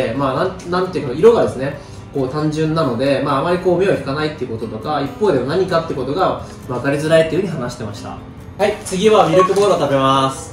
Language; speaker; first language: Japanese; native; Japanese